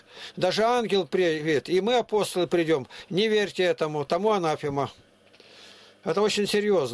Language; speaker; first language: Russian; native; Russian